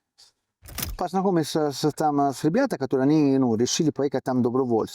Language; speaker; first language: Russian; non-native, learner; Italian